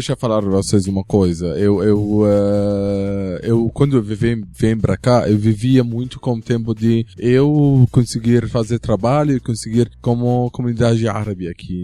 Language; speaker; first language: Portuguese; non-native, learner; Arabic